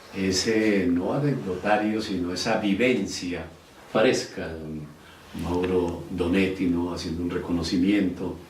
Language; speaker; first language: Spanish; native; Spanish